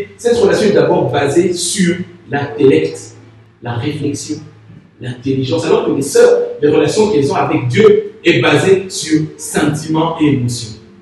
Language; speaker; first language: French; non-native, local second language; Lingala